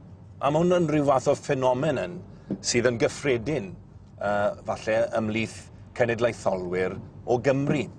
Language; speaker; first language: Welsh; native; Welsh